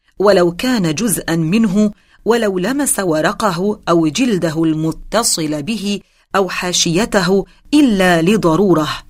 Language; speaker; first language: Arabic; native; Arabic